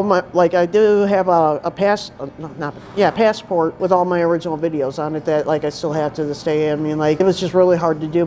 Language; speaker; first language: English; native; English